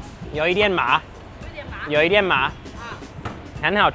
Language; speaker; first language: Chinese; non-native, learner; English